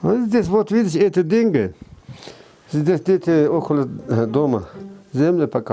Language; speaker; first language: Russian; non-native, local second language; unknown